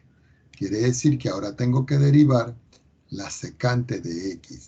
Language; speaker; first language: Spanish; native; Spanish